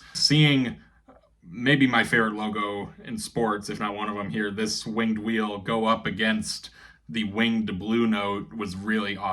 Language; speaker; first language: English; native; English